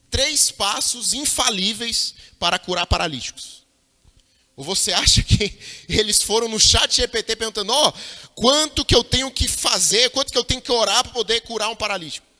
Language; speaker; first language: Portuguese; native; Portuguese